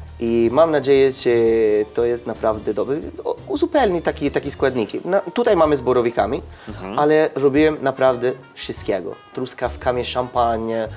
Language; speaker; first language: Polish; non-native, learner; Italian